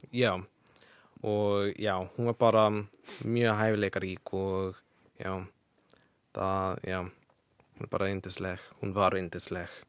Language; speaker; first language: Icelandic; non-native, fluent; English